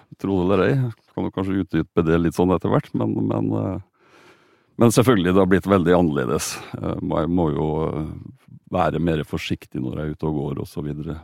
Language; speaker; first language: Norwegian; native; Norwegian